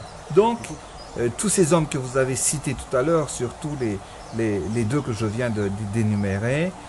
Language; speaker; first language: French; non-native, local second language; Malagasy